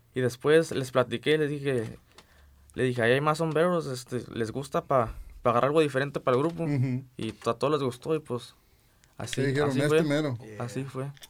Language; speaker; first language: Spanish; early bilingual, heritage; Spanish